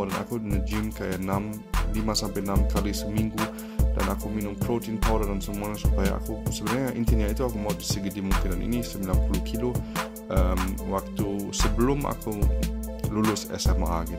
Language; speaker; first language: Indonesian; early bilingual, heritage; Indonesian